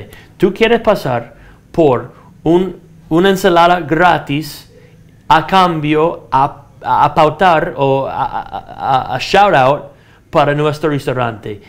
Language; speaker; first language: Spanish; non-native, fluent; English